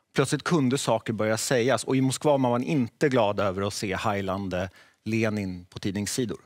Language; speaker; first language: Swedish; early bilingual, other home language; Czech